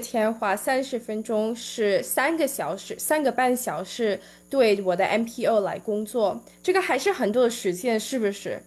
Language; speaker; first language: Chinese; early bilingual, heritage; Chinese